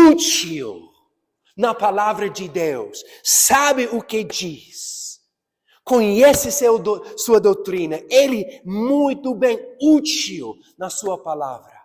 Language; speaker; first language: Portuguese; non-native, fluent; English